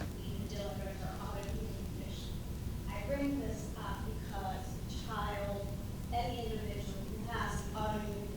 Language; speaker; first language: English; early bilingual, other home language; Italian